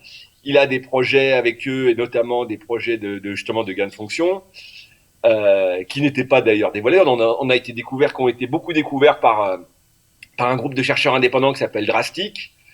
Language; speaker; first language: French; native; French